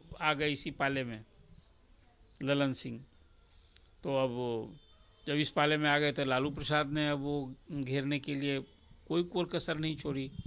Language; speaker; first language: Hindi; native; Hindi